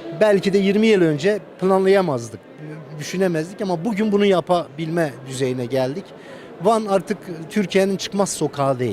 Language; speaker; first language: Turkish; native; Turkish